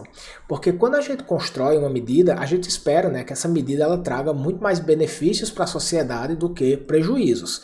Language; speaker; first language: Portuguese; native; Portuguese